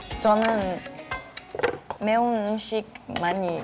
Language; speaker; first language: Korean; non-native, fluent; Portuguese